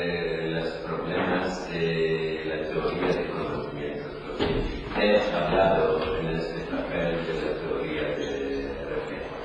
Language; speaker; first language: Spanish; non-native, learner; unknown